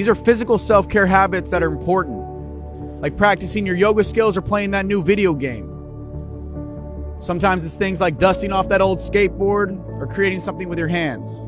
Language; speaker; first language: English; native; English